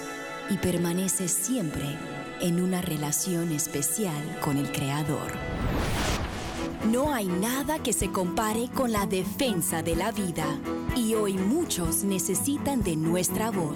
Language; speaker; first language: Spanish; native; Spanish